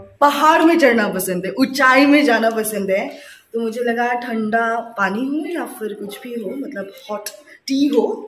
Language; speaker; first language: Hindi; non-native, local second language; Bangla